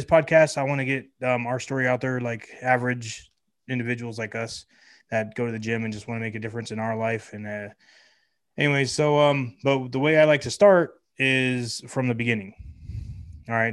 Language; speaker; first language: English; native; English